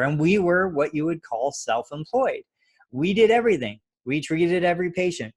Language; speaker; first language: English; native; English